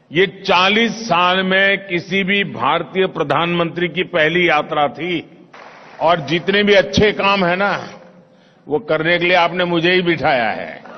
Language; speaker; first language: Hindi; non-native, local second language; Gujarati